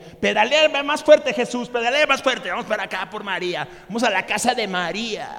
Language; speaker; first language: Spanish; early bilingual, other home language; English